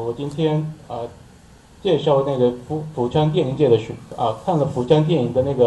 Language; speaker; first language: Chinese; non-native, learner; Korean